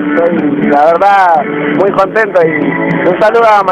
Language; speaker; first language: Spanish; native; Spanish